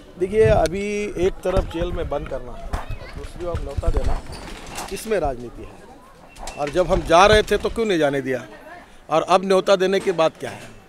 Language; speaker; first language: Hindi; non-native, local second language; Marathi